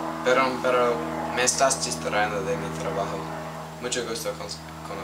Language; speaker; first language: Spanish; non-native, learner; English